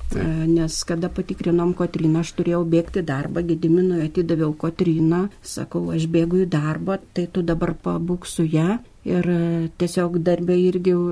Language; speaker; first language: Lithuanian; native; Lithuanian